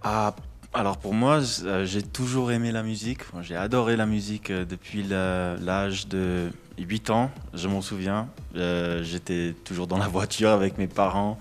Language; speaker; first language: French; non-native, local second language; English